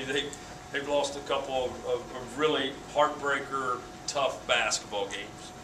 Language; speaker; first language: English; native; English